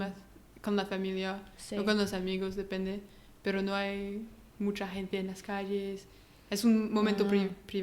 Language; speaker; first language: Spanish; non-native, learner; French